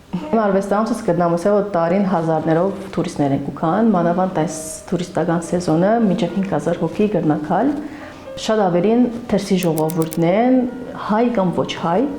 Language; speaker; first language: Armenian; early bilingual, heritage; Armenian